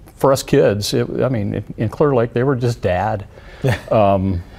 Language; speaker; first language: English; native; English